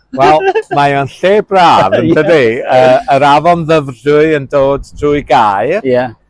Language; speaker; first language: Welsh; native; Welsh